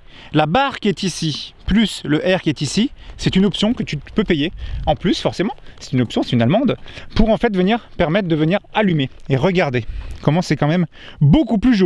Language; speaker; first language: French; native; French